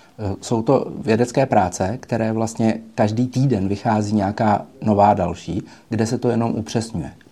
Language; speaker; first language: Czech; native; Czech